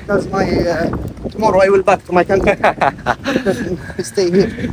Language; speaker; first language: English; non-native, learner; Arabic